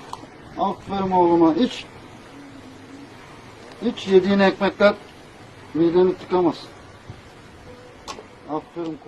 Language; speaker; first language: Turkish; native; Turkish